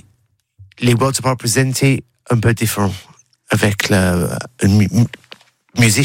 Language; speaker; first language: French; non-native, learner; English